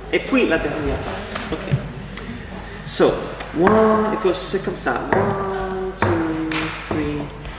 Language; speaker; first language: French; non-native, learner; English